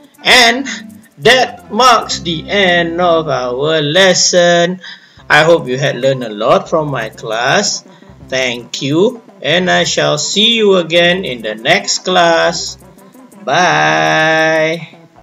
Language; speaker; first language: English; non-native, local second language; Malay